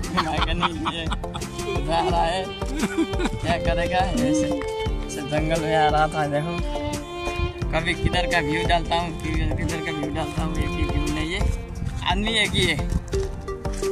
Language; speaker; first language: Hindi; non-native, learner; Nepali